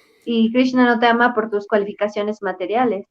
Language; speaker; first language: Spanish; native; Spanish